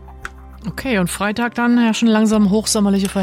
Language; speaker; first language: German; native; German